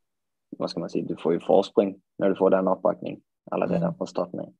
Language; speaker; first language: Swedish; native; Swedish